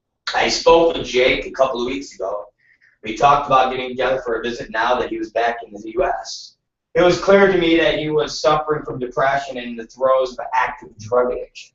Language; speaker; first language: English; native; English